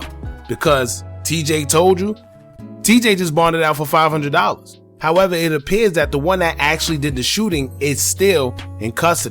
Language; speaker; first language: English; native; English